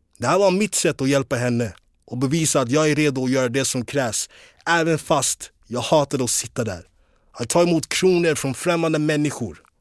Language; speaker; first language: Swedish; early bilingual, other home language; English